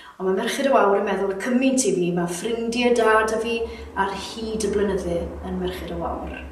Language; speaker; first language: Welsh; native; Welsh